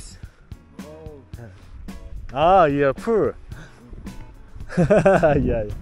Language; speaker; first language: English; non-native, learner; Korean